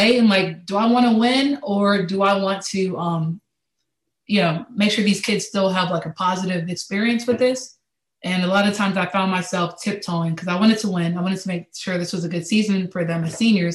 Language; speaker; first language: English; native; English